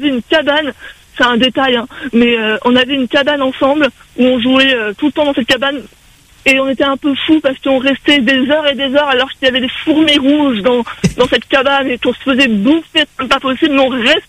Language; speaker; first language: French; native; French